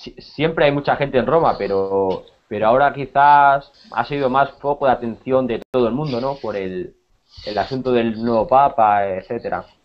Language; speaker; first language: Spanish; native; Spanish